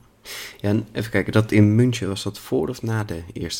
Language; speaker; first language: Dutch; native; Dutch